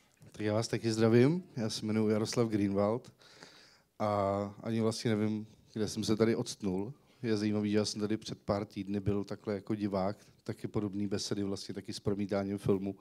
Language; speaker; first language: Czech; native; Czech